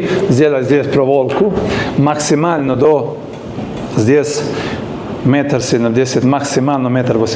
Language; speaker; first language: Russian; non-native, learner; Serbian